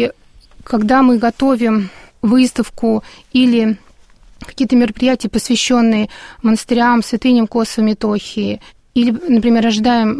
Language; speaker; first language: Russian; native; Russian